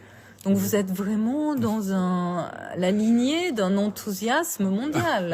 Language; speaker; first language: French; native; French